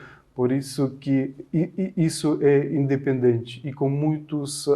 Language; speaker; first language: Portuguese; non-native, fluent; Ukrainian